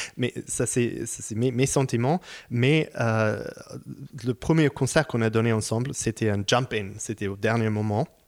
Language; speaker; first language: French; non-native, fluent; Hebrew